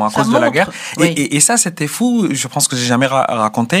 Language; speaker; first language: French; non-native, fluent; Arabic